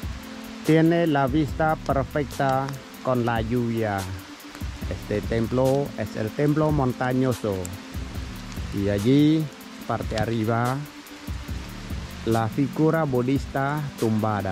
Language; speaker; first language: Spanish; non-native, learner; Khmer